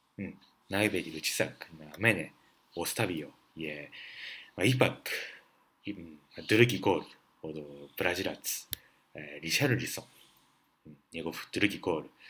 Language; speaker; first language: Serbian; non-native, learner; Japanese